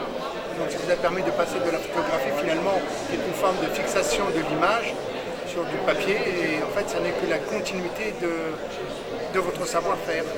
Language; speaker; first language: French; native; French